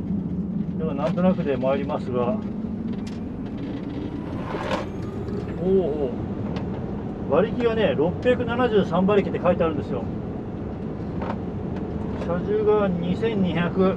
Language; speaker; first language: Japanese; native; Japanese